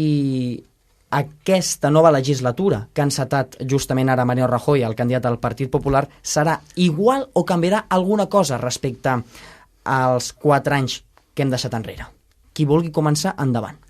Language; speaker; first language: Catalan; native; Catalan